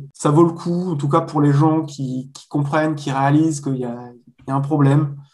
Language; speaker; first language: French; native; French